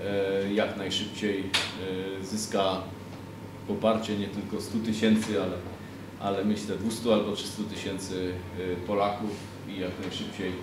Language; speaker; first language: Polish; native; Polish